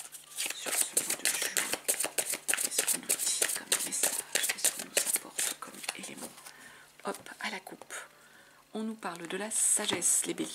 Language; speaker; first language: French; native; French